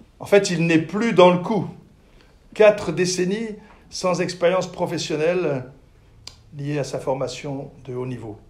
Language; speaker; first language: French; native; French